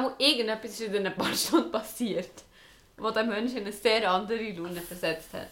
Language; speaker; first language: German; native; German